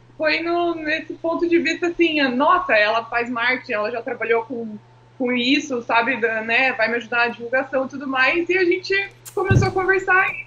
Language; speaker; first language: Portuguese; native; Portuguese